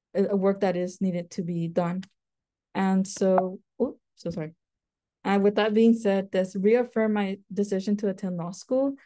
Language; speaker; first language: English; native; English